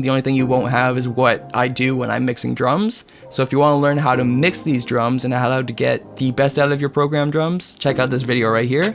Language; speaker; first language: English; native; English